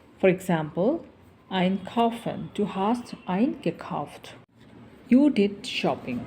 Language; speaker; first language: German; non-native, learner; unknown